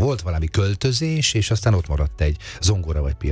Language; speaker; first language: Hungarian; native; Hungarian